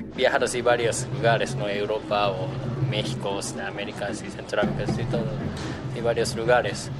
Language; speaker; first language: Spanish; non-native, fluent; Japanese